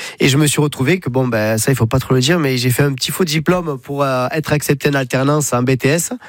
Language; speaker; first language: French; native; French